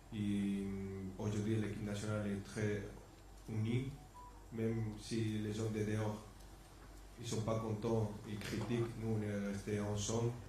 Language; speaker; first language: French; non-native, fluent; Spanish